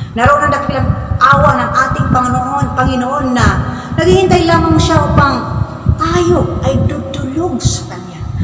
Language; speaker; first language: Filipino; non-native, local second language; Cebuano